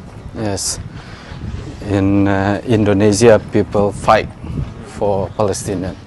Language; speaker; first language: English; non-native, learner; Indonesian